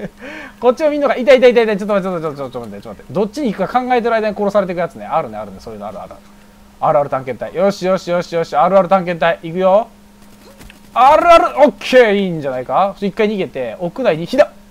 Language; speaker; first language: Japanese; native; Japanese